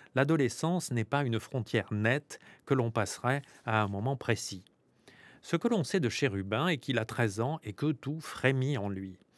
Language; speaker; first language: French; native; French